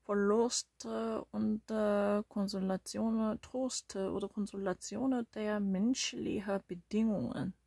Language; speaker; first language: German; non-native, learner; Korean